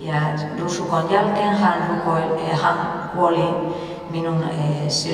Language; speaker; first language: Finnish; non-native, fluent; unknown